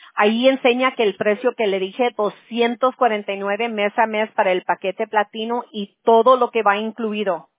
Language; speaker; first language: Spanish; early bilingual, other home language; English